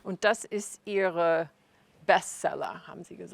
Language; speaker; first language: German; non-native, learner; English